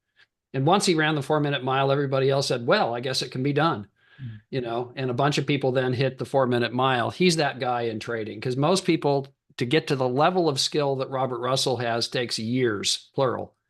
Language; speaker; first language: English; native; English